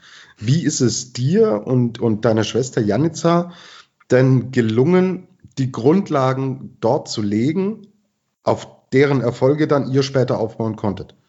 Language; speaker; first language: German; native; German